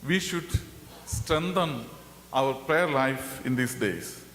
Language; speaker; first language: English; non-native, local second language; Malayalam